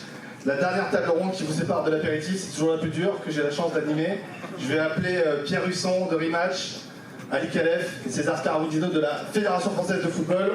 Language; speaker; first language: French; native; French